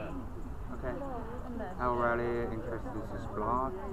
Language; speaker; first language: English; non-native, learner; Chinese